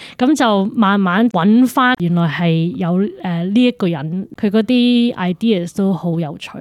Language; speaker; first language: Cantonese; early bilingual, heritage; Cantonese